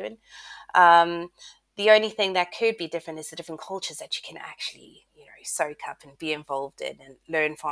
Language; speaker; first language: English; native; English